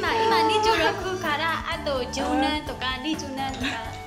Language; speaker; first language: Japanese; non-native, fluent; Burmese